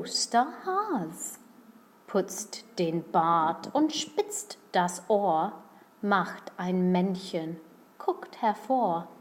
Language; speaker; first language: German; non-native, fluent; English